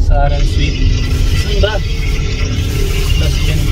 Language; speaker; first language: Filipino; non-native, learner; Punjabi